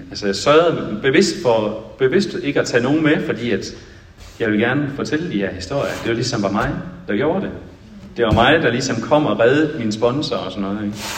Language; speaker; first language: Danish; native; Danish